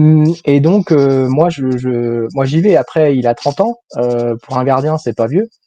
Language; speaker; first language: French; native; French